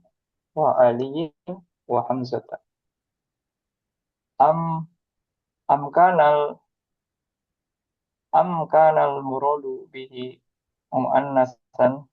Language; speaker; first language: Arabic; non-native, learner; Indonesian